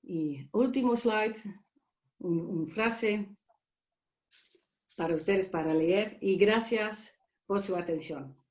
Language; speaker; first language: Spanish; non-native, fluent; Dutch